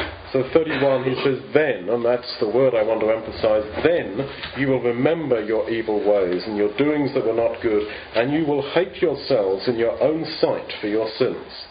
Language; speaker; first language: English; native; English